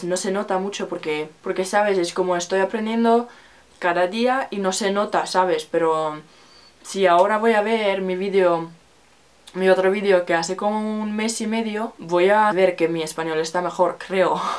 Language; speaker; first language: Spanish; non-native, learner; Finnish